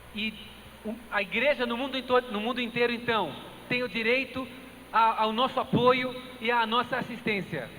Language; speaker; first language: Portuguese; native; Portuguese